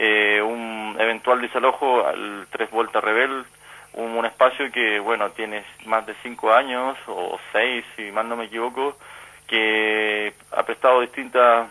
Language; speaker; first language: Spanish; native; Spanish